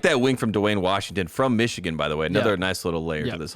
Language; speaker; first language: English; native; English